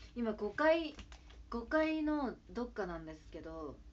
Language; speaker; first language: Japanese; native; Japanese